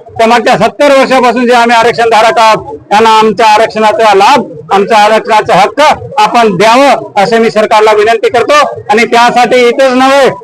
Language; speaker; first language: Marathi; non-native, local second language; Lambadi